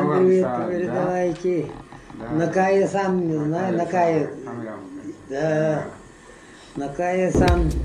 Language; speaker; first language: Russian; non-native, local second language; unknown